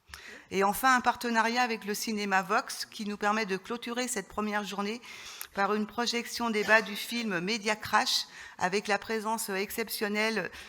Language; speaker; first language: French; native; French